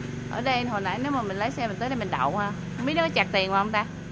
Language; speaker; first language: Vietnamese; native; Vietnamese